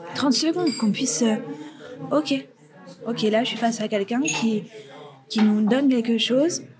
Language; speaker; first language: French; native; French